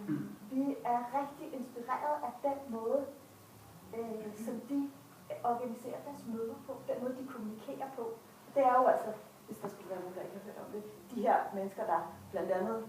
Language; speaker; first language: Danish; native; Danish